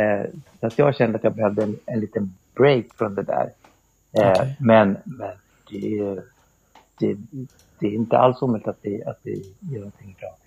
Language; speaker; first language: Swedish; native; Swedish